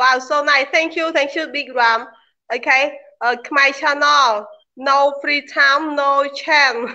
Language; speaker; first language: English; non-native, learner; Khmer